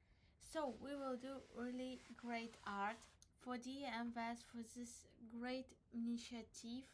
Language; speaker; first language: English; non-native, learner; Crimean Tatar